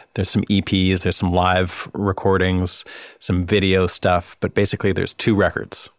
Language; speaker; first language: English; native; English